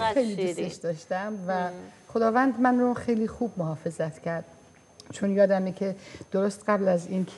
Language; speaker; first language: Persian; non-native, fluent; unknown